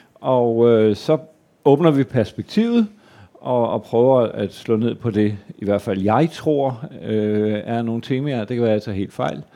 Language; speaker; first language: Danish; native; Danish